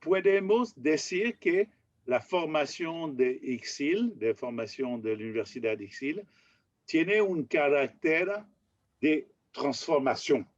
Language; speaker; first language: Spanish; non-native, fluent; French